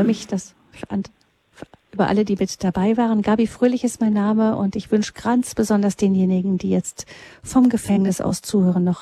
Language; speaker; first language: German; native; German